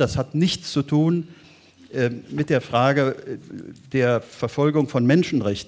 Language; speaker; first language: German; native; German